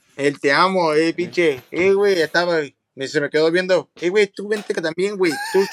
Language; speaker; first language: Spanish; early bilingual, heritage; Spanish